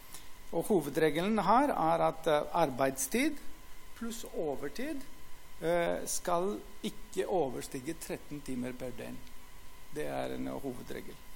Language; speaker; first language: Norwegian; non-native, fluent; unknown